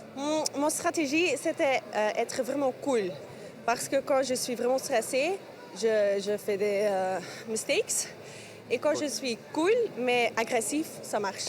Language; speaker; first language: French; non-native, local second language; Dutch